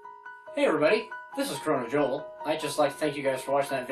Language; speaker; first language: English; native; English